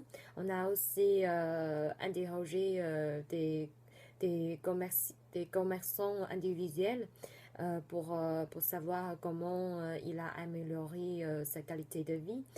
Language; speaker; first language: French; non-native, fluent; Chinese